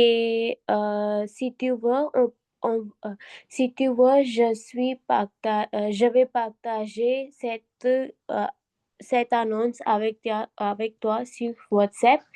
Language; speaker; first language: French; non-native, learner; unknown